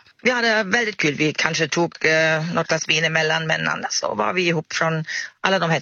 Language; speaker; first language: Swedish; non-native, fluent; German